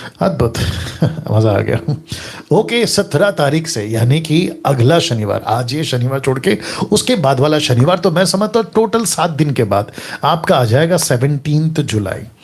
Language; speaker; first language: Hindi; native; Hindi